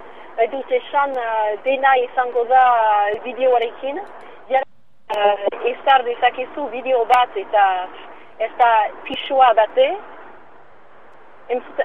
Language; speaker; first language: Basque; non-native, local second language; French